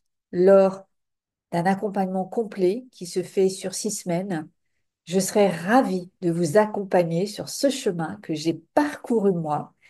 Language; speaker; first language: French; native; French